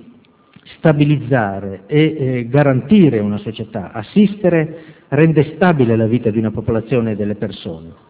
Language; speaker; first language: Italian; native; Italian